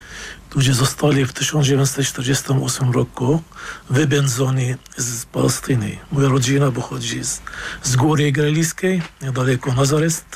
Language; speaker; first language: Polish; non-native, fluent; Arabic